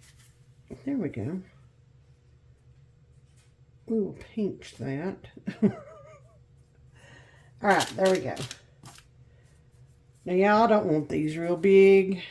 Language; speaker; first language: English; native; English